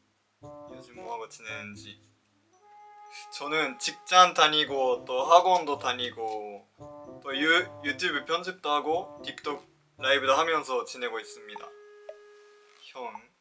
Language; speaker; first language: Korean; non-native, fluent; Japanese